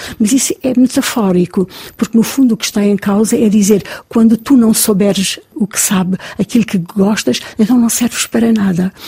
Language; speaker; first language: Portuguese; native; Portuguese